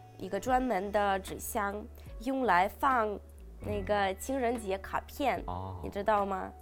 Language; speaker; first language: Chinese; non-native, fluent; Russian